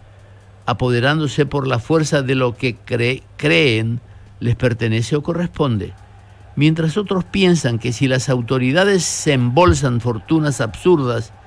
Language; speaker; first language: Spanish; native; Spanish